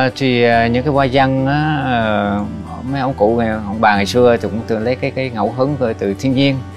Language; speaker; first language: Vietnamese; non-native, local second language; Western Cham